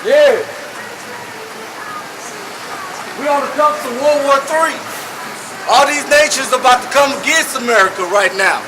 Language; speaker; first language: English; native; English